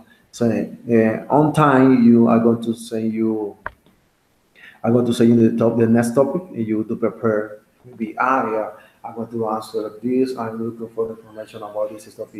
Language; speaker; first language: English; non-native, learner; Spanish